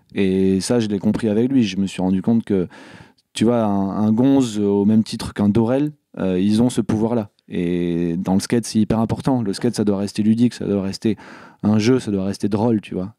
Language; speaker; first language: French; native; French